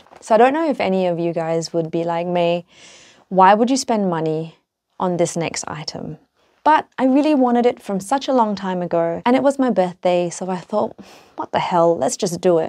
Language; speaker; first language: English; native; English